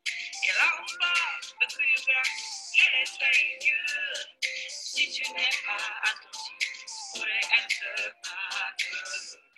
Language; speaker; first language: French; non-native, learner; English